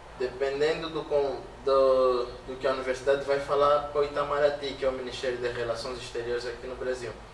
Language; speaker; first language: Portuguese; native; Portuguese